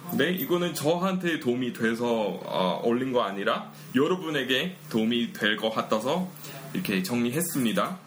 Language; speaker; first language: Korean; non-native, fluent; English